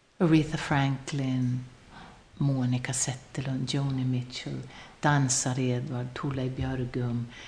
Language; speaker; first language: Swedish; non-native, local second language; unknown